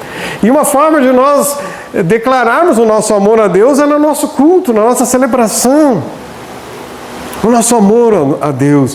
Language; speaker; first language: Portuguese; native; Portuguese